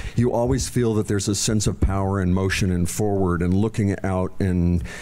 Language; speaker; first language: English; native; English